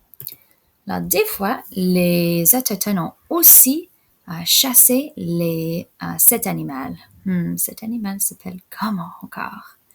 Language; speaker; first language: French; non-native, local second language; English